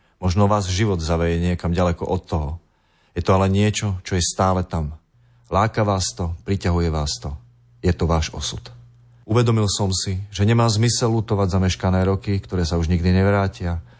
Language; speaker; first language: Slovak; native; Slovak